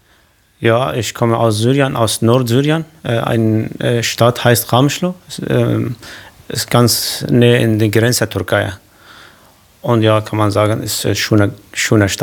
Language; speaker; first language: German; non-native, learner; Kurdish